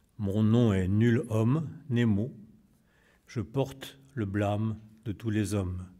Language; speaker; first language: French; native; French